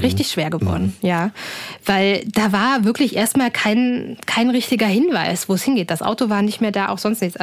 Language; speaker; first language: German; native; German